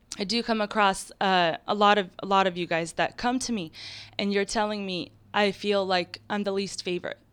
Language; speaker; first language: English; early bilingual, other home language; Ukrainian